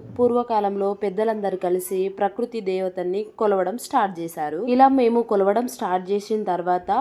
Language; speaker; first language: Telugu; non-native, local second language; Lambadi